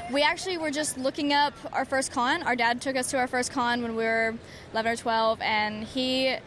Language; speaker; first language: English; native; English